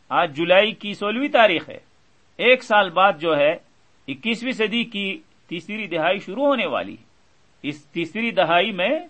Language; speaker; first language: Urdu; native; Urdu